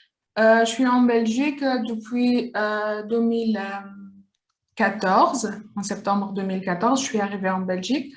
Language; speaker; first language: French; non-native, learner; Kurdish